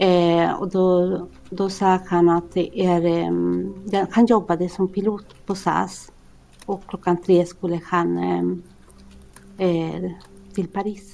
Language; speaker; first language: Swedish; non-native, fluent; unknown